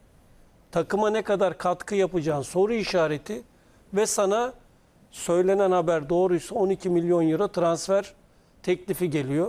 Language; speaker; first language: Turkish; native; Turkish